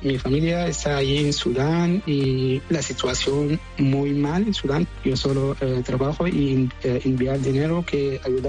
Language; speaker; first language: Spanish; non-native, learner; Arabic